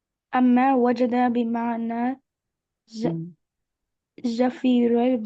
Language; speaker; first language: Arabic; non-native, learner; Urdu